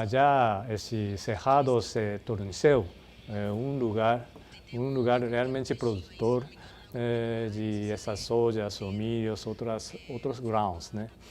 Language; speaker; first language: Portuguese; non-native, fluent; Japanese